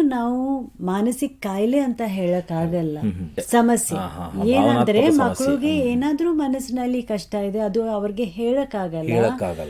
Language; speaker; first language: Kannada; non-native, local second language; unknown